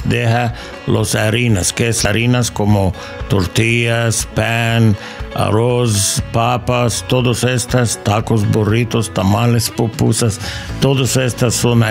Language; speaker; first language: Spanish; non-native, learner; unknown